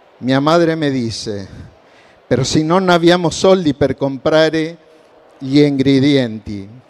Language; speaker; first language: Italian; non-native, learner; Spanish